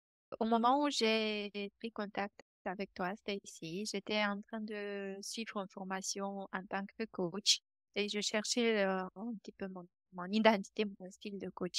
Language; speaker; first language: French; non-native, fluent; Romanian